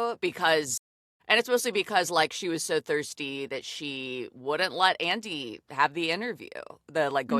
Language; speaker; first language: English; native; English